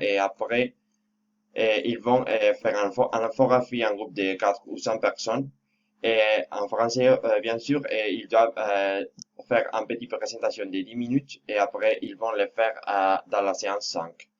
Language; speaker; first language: French; non-native, fluent; Spanish